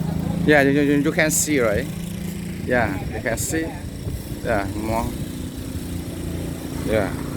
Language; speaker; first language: English; non-native, learner; Vietnamese